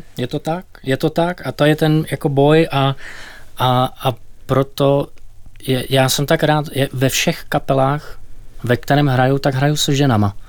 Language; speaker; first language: Czech; non-native, fluent; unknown